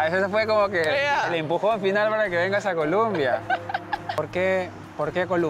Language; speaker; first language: Spanish; native; Spanish